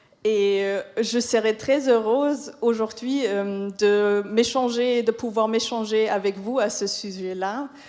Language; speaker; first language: French; non-native, fluent; German